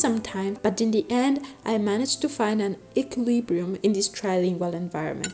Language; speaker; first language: English; early bilingual, other home language; Spanish